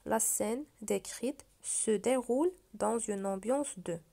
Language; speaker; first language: French; non-native, local second language; Arabic